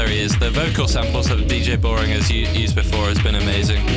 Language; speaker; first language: English; native; English